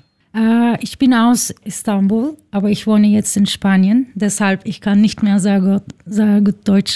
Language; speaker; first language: German; non-native, learner; Turkish